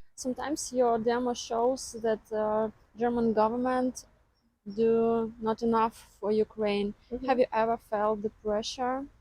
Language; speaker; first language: English; non-native, learner; Ukrainian